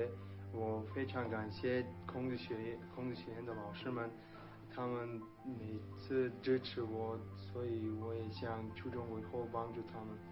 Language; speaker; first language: Chinese; non-native, learner; Tajik